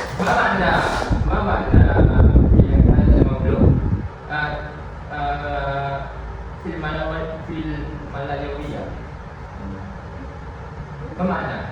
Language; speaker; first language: Arabic; non-native, learner; Malay